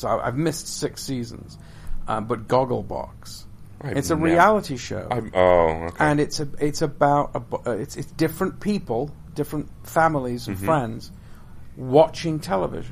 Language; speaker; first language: English; native; English